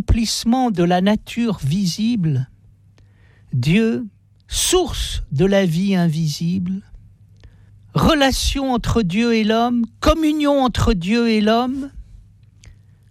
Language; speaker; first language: French; native; French